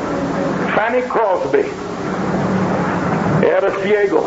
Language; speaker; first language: Spanish; non-native, learner; English